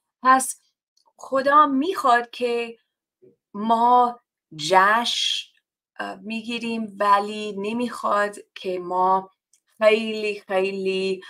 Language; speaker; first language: Persian; non-native, fluent; English